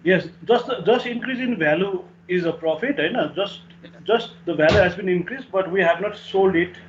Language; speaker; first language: English; non-native, local second language; Nepali